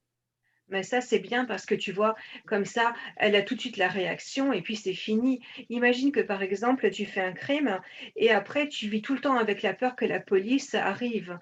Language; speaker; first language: French; native; French